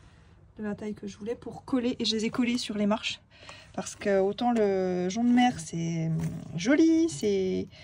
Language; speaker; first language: French; native; French